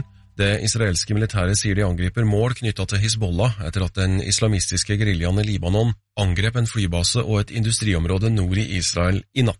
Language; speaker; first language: Norwegian; native; Norwegian